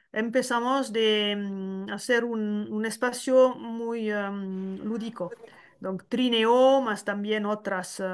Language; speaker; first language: Spanish; non-native, learner; French